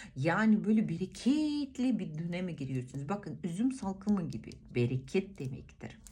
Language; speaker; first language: Turkish; non-native, fluent; Russian